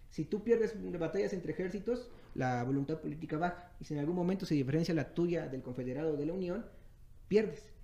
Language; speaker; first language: Spanish; native; Spanish